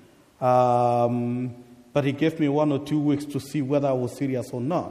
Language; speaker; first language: English; non-native, local second language; Masai